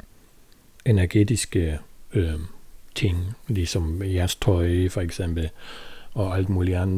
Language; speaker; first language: Danish; non-native, fluent; German